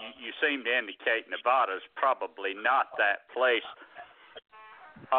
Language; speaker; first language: English; native; English